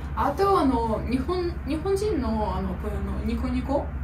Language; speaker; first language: Japanese; non-native, fluent; Russian